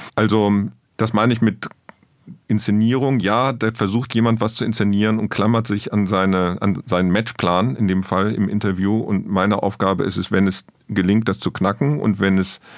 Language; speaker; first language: German; native; German